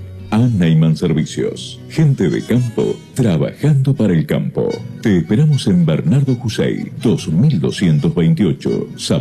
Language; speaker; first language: Spanish; native; Spanish